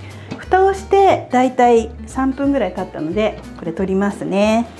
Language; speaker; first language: Japanese; native; Japanese